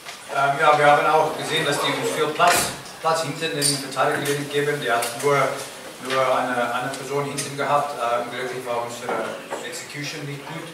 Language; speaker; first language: German; non-native, fluent; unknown